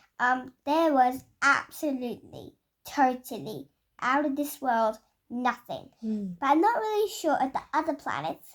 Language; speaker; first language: English; native; English